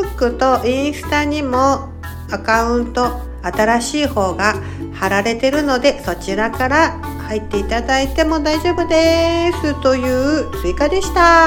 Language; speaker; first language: Japanese; native; Japanese